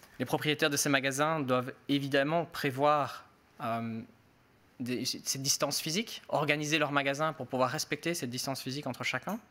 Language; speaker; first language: French; native; French